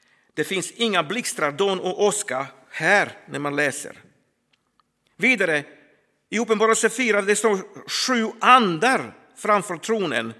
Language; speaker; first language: Swedish; non-native, fluent; Croatian